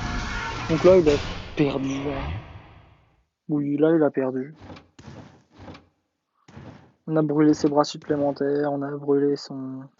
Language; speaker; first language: French; native; French